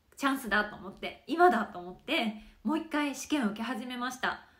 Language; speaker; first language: Japanese; native; Japanese